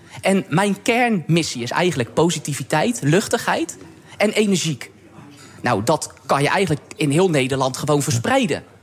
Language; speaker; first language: Dutch; native; Dutch